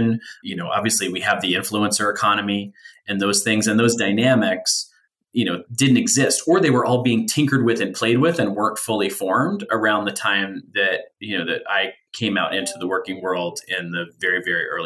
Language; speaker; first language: English; native; English